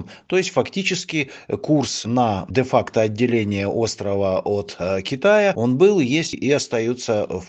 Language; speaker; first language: Russian; native; Russian